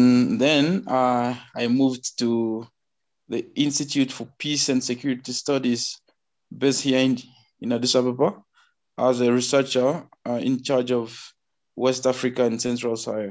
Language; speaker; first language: English; non-native, fluent; French